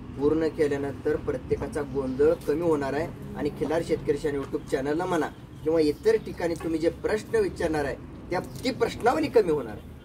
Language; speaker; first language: Marathi; native; Marathi